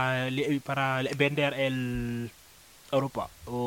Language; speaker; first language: Spanish; non-native, learner; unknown